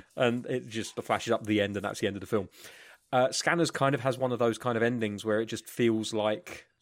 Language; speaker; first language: English; native; English